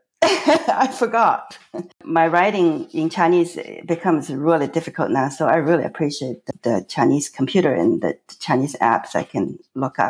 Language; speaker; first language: English; non-native, fluent; Chinese